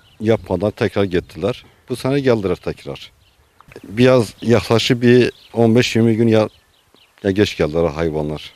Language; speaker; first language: Turkish; non-native, local second language; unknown